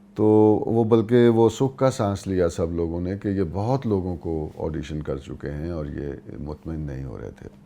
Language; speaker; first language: Urdu; non-native, local second language; Punjabi